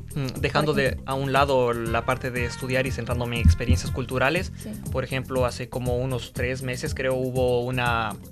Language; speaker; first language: Spanish; native; Spanish